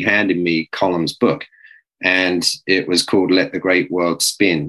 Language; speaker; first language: English; native; English